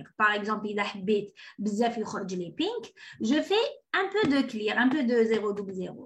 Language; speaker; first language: French; non-native, local second language; Arabic